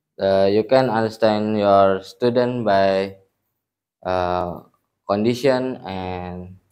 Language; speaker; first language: English; non-native, learner; Indonesian